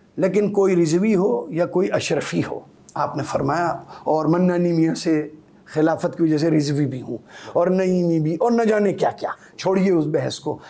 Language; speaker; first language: Urdu; native; Urdu